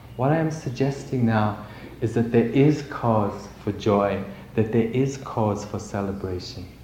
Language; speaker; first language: English; native; English